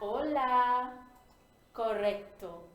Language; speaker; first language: Spanish; non-native, fluent; English